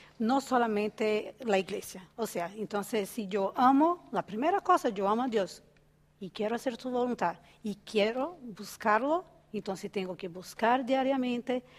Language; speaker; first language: Spanish; non-native, fluent; Portuguese